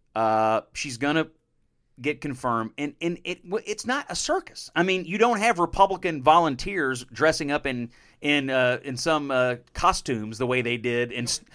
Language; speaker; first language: English; native; English